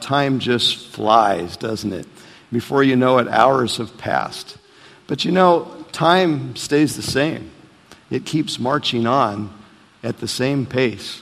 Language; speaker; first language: English; native; English